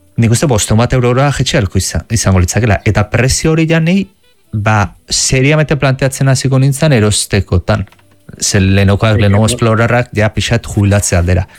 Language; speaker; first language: Basque; native; Basque